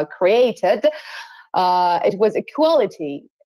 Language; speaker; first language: English; non-native, fluent; Persian